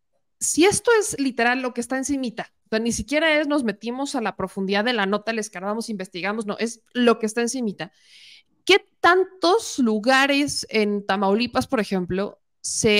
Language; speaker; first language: Spanish; native; Spanish